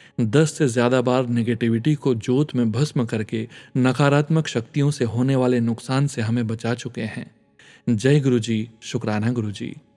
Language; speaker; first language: Hindi; native; Hindi